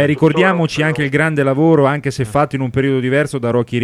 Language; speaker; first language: Italian; native; Italian